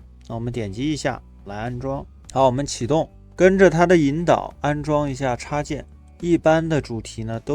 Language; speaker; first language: Chinese; native; Chinese